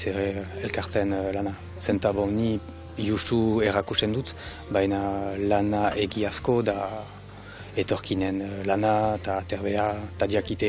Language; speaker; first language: Basque; non-native, local second language; French